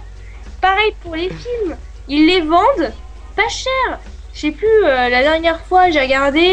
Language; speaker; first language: French; native; French